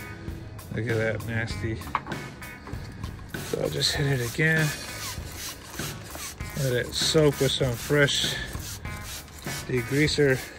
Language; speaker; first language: English; native; English